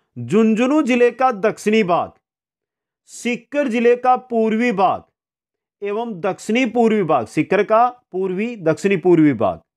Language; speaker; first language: Hindi; native; Hindi